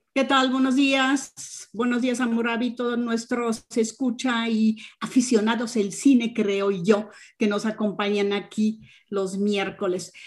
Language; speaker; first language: Spanish; non-native, fluent; German